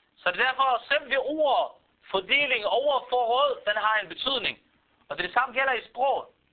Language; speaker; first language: Danish; non-native, fluent; Arabic